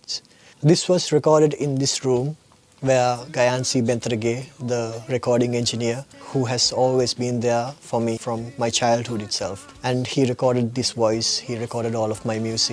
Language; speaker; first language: English; non-native, local second language; Sinhala